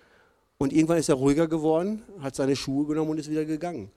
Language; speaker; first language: German; native; German